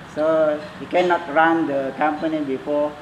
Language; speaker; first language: English; non-native, learner; Indonesian